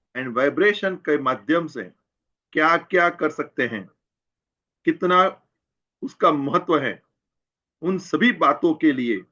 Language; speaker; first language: Hindi; non-native, local second language; Gujarati